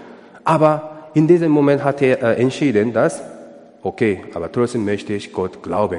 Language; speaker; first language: German; non-native, learner; Korean